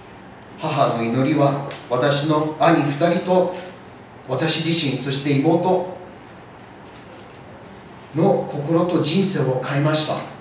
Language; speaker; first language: Japanese; early bilingual, other home language; English